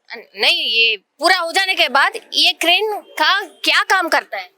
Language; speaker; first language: Hindi; non-native, local second language; Telugu